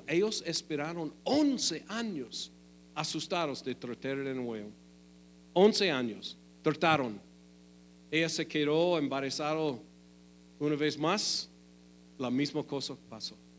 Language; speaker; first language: Spanish; non-native, fluent; English